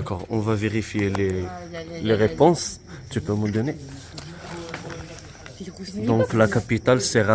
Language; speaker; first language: French; non-native, learner; Arabic